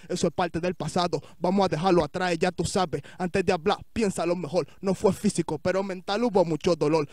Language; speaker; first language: Spanish; native; Spanish